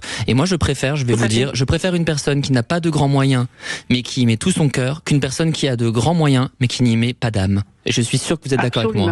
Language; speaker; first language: French; native; French